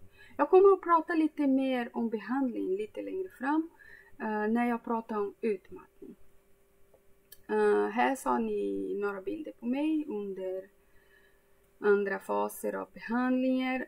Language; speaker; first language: Swedish; non-native, fluent; Portuguese